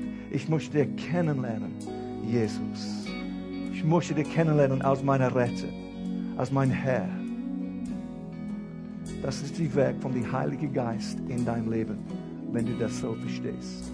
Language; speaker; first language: German; non-native, fluent; English